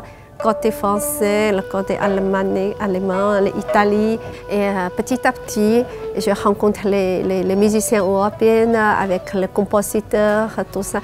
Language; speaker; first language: French; non-native, learner; Chinese